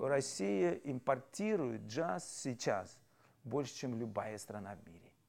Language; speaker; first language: Russian; native; Russian